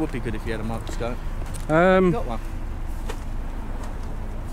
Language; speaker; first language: English; native; English